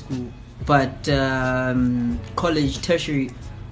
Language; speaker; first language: English; non-native, local second language; Zulu